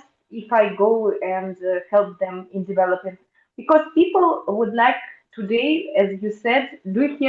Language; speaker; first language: English; non-native, fluent; Russian